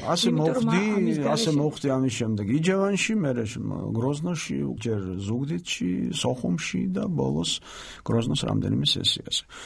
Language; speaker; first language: Georgian; native; Georgian